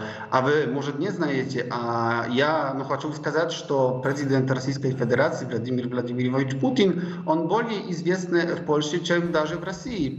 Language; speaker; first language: Russian; non-native, fluent; Polish